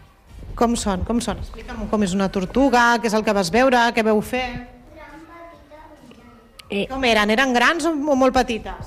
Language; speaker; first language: Catalan; native; Catalan